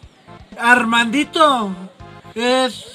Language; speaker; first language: Spanish; native; Spanish